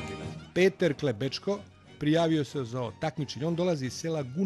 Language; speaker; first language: Bosnian; native; Bosnian